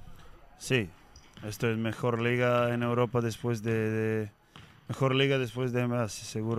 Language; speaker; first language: Spanish; non-native, learner; Serbian